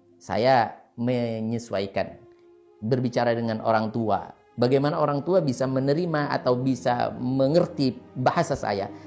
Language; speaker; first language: Indonesian; non-native, local second language; Madurese